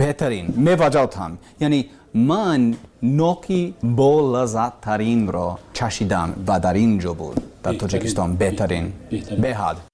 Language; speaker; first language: Persian; non-native, learner; English